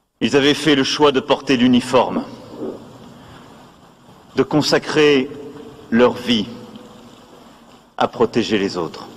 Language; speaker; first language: French; native; French